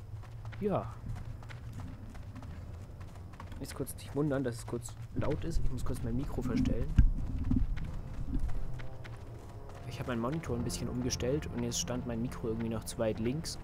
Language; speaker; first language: German; native; German